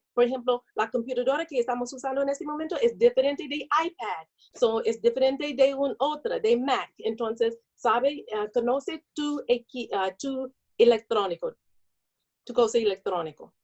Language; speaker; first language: Spanish; non-native, learner; English